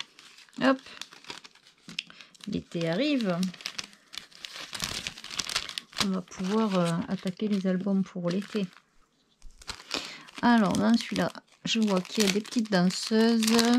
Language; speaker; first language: French; native; French